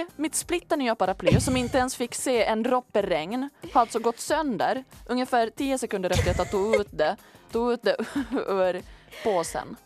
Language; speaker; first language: Swedish; native; Swedish